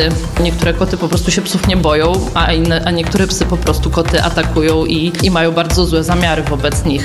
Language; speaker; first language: Polish; native; Polish